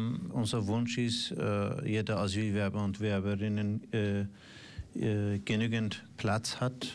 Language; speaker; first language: German; non-native, fluent; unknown